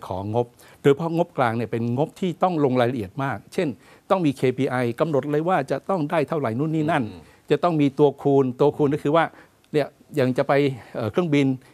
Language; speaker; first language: Thai; native; Thai